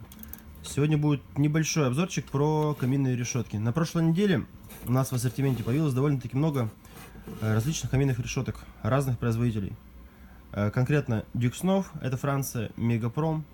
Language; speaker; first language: Russian; native; Russian